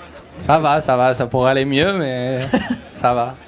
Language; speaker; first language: French; native; French